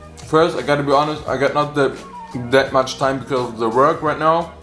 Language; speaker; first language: English; non-native, fluent; German